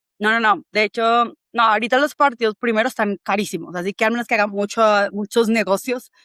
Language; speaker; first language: Spanish; native; Spanish